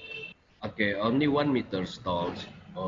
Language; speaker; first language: English; non-native, learner; Indonesian